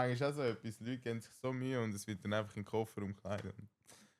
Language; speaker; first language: German; native; German